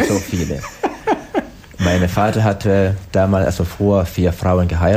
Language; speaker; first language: German; non-native, learner; Swahili